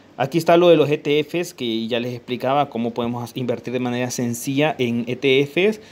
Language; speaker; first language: Spanish; native; Spanish